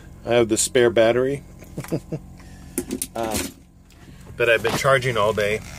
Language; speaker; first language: English; native; English